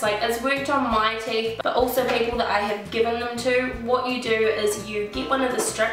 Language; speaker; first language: English; native; English